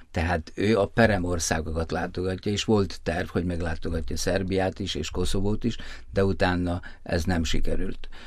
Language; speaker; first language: Hungarian; native; Hungarian